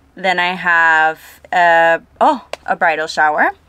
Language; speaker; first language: English; non-native, fluent; Spanish